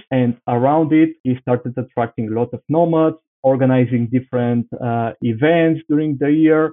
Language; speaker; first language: English; non-native, fluent; Bulgarian